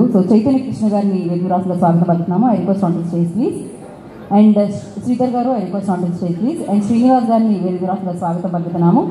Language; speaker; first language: Telugu; native; Telugu